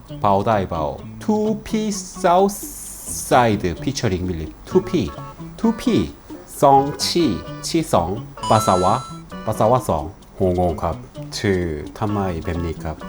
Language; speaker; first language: Thai; non-native, learner; Korean